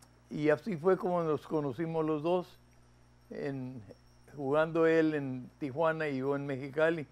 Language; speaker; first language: Spanish; early bilingual, heritage; Spanish